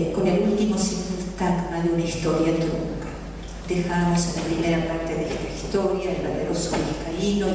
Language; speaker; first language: Spanish; native; Spanish